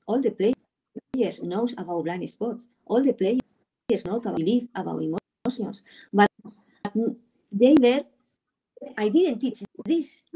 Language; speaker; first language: English; non-native, learner; Spanish